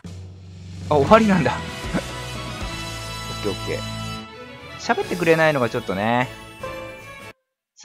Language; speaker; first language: Japanese; native; Japanese